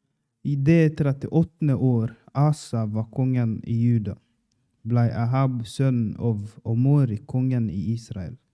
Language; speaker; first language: Norwegian; non-native, learner; Swahili